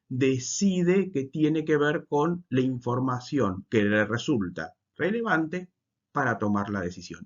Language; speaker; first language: Spanish; native; Spanish